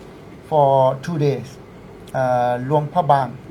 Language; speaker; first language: English; non-native, learner; Thai